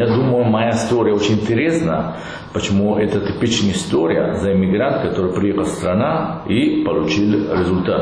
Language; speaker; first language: Russian; non-native, learner; Italian